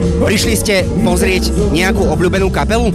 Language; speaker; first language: Slovak; native; Slovak